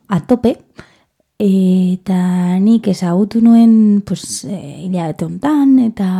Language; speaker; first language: Basque; non-native, learner; Spanish